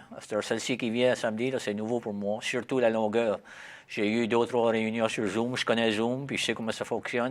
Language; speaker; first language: French; native; French